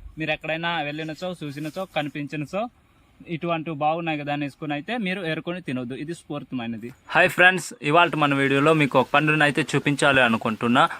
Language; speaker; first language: Telugu; non-native, local second language; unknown